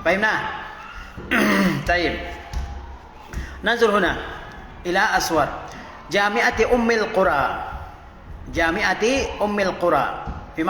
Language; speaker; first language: Arabic; non-native, fluent; Indonesian